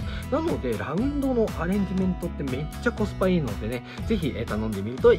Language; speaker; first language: Japanese; native; Japanese